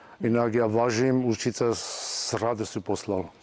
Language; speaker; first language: Czech; non-native, fluent; Armenian